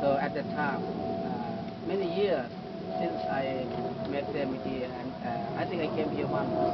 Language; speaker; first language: English; non-native, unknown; Thai